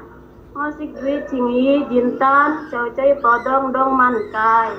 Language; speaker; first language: Cantonese; non-native, learner; Indonesian